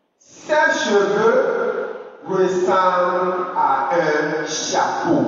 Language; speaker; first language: French; non-native, fluent; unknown